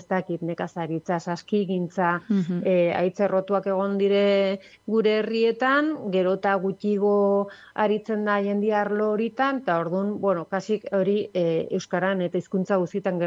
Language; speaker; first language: Basque; native; Basque